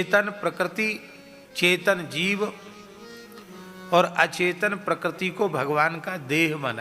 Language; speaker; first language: Hindi; native; Hindi